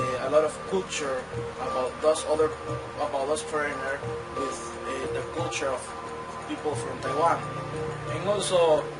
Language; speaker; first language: English; non-native, fluent; Spanish